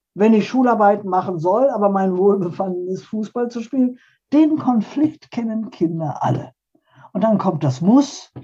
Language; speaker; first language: German; early bilingual, other home language; Polish